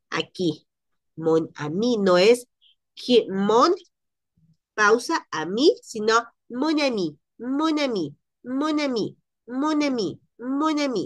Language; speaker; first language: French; non-native, learner; Spanish